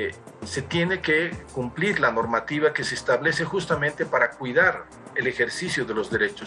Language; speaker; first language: Spanish; native; Spanish